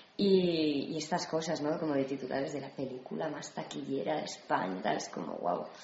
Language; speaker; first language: Spanish; native; Spanish